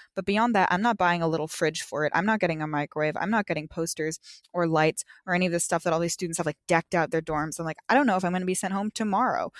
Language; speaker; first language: English; native; English